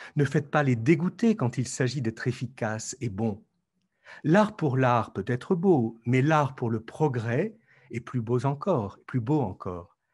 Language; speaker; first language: French; native; French